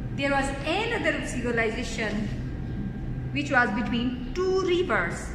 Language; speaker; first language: English; non-native, local second language; Urdu